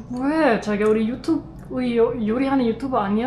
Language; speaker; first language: Korean; non-native, learner; German